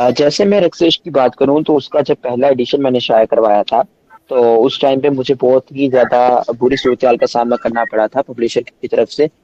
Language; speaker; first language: Urdu; non-native, local second language; Punjabi